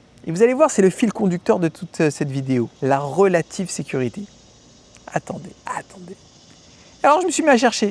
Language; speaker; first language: French; native; French